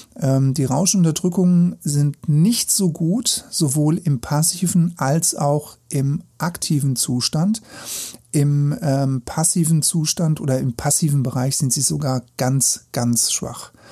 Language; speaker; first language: German; native; German